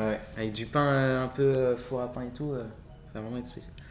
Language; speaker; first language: French; native; French